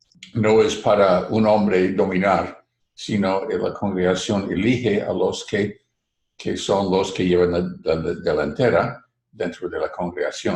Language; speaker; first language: Spanish; non-native, fluent; English